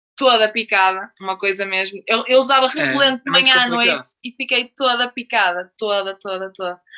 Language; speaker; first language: Portuguese; native; Portuguese